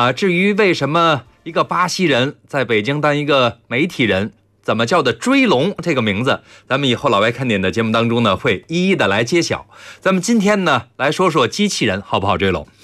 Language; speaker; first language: Chinese; native; Chinese